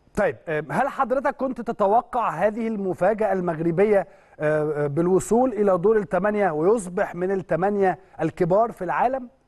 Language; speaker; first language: Arabic; native; Arabic